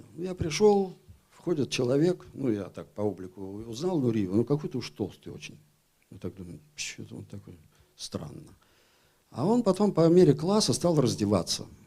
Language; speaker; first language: Russian; native; Russian